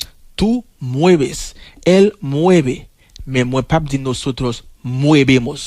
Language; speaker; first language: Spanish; non-native, fluent; Haitian Creole